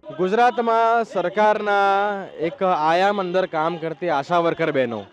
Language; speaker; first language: Gujarati; native; Gujarati